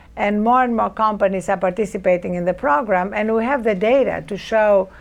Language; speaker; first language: English; non-native, fluent; Greek